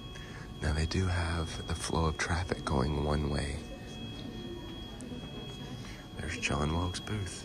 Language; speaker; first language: English; native; English